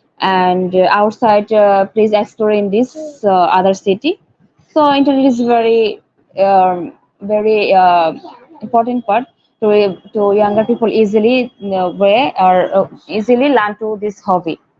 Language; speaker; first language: English; non-native, learner; Bangla